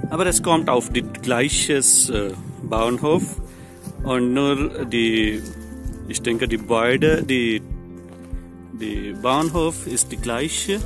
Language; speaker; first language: German; non-native, learner; Marathi